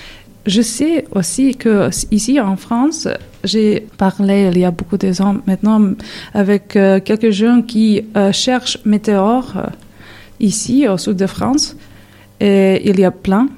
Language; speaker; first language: French; non-native, learner; Serbian